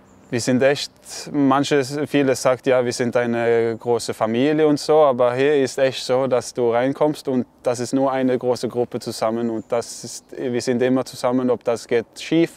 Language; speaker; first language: German; non-native, fluent; Norwegian